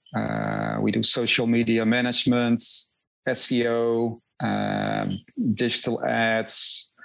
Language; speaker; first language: English; non-native, fluent; Dutch